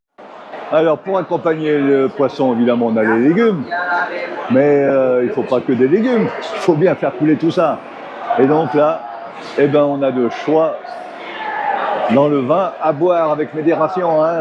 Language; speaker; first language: French; native; French